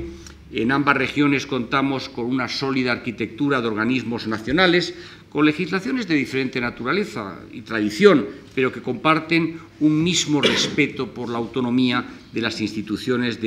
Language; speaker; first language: Spanish; native; Spanish